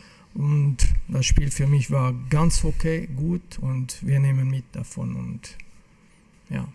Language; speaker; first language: German; non-native, fluent; French